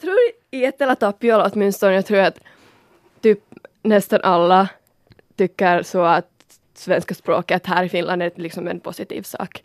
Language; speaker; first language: Swedish; non-native, local second language; Finnish